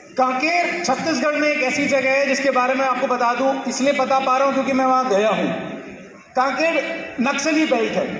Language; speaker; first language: Hindi; non-native, local second language; Telugu